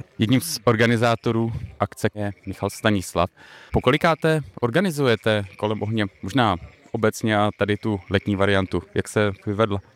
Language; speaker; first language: Czech; native; Czech